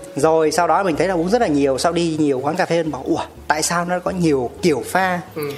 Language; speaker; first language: Vietnamese; native; Vietnamese